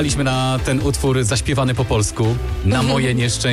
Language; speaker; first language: Polish; native; Polish